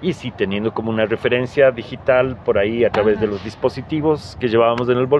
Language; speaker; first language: Spanish; native; Spanish